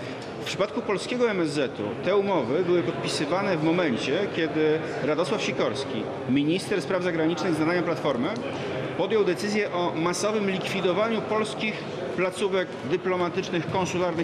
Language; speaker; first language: Polish; native; Polish